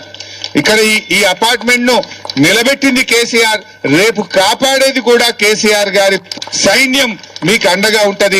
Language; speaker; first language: Telugu; native; Telugu